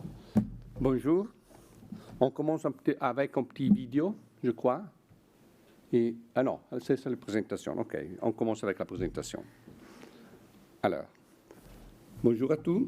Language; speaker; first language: French; non-native, fluent; Italian